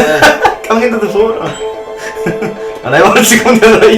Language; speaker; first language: German; native; German